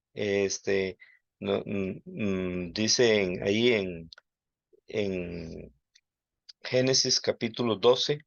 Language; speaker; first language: Spanish; native; Spanish